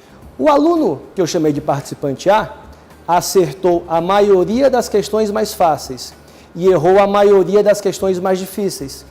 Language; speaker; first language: Portuguese; native; Portuguese